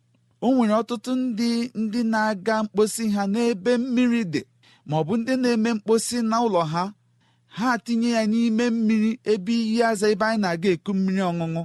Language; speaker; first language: Igbo; native; Igbo